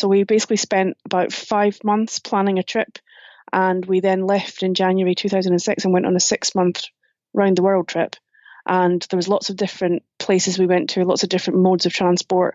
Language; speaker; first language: English; native; English